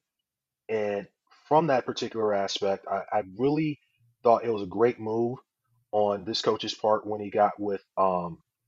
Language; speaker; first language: English; native; English